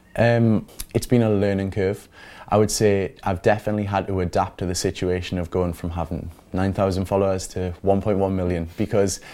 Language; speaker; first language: English; native; English